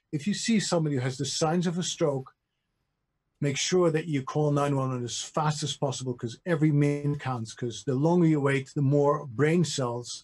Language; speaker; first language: English; non-native, fluent; Dutch